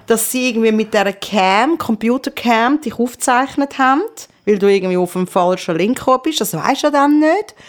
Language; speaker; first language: German; early bilingual, other home language; Persian